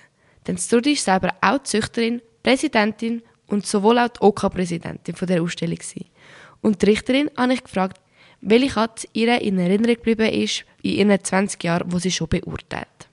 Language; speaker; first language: German; native; German